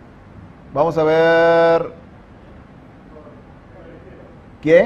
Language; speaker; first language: Spanish; native; Spanish